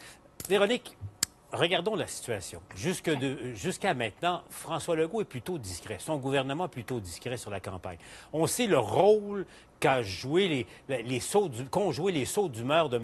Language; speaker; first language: French; native; French